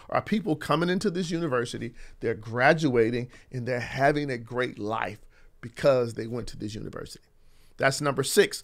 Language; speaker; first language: English; native; English